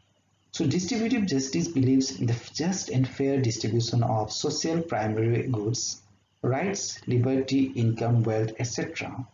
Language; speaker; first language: English; non-native, local second language; Assamese